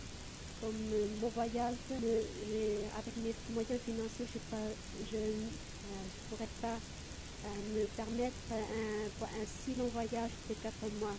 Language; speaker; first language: French; non-native, fluent; Vietnamese